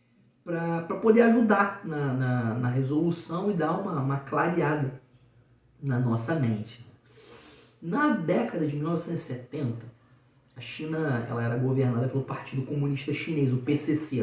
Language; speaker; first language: Portuguese; native; Portuguese